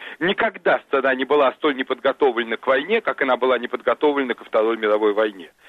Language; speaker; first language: Russian; native; Russian